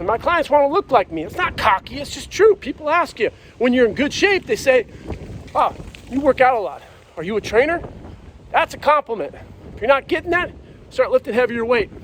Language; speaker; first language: English; native; English